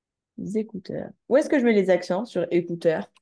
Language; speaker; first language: French; native; French